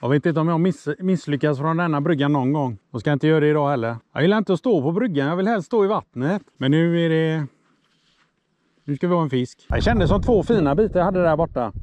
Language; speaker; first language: Swedish; native; Swedish